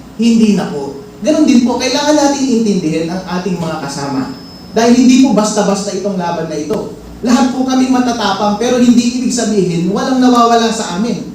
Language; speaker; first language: Filipino; non-native, local second language; Iloko